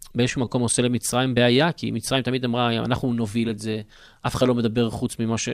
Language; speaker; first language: Hebrew; native; Hebrew